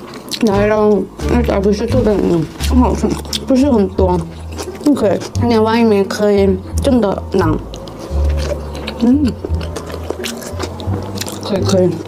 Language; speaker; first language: Chinese; non-native, learner; Korean